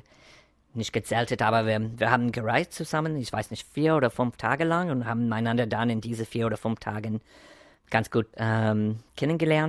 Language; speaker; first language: German; non-native, fluent; English